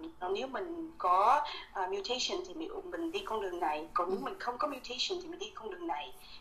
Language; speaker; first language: Vietnamese; early bilingual, heritage; Vietnamese